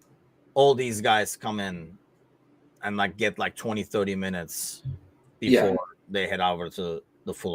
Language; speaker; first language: English; native; English